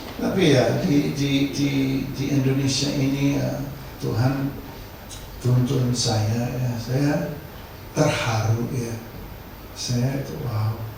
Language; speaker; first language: Indonesian; non-native, fluent; English